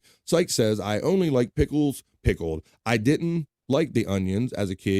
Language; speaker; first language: English; native; English